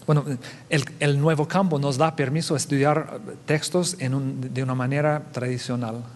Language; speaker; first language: Spanish; non-native, fluent; English